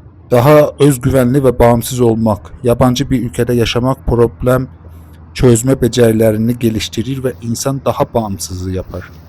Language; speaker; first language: Turkish; non-native, fluent; Persian